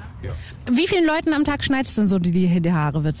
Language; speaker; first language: German; native; German